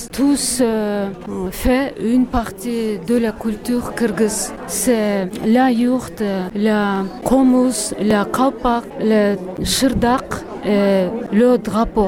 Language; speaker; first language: French; non-native, learner; Kyrgyz